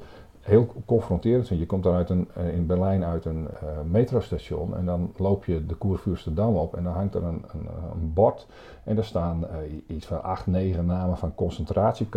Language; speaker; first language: Dutch; native; Dutch